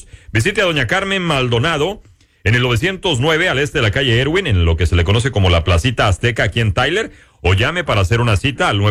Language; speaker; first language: Spanish; native; Spanish